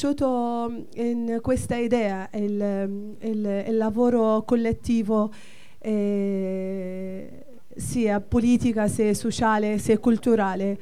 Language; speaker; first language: Italian; non-native, learner; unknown